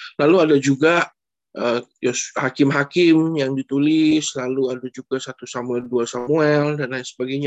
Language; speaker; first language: Indonesian; native; Indonesian